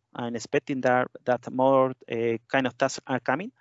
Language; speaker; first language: English; non-native, fluent; Spanish